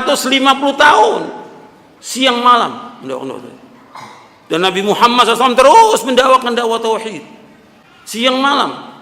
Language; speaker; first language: Indonesian; native; Indonesian